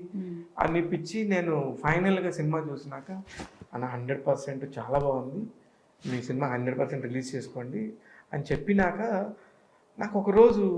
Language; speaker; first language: Telugu; native; Telugu